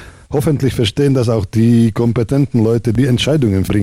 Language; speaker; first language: German; non-native, fluent; Slovak